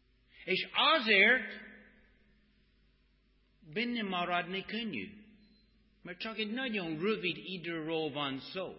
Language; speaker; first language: Hungarian; non-native, fluent; English